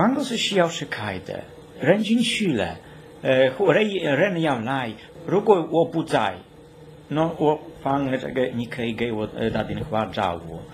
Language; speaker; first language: Chinese; non-native, fluent; Polish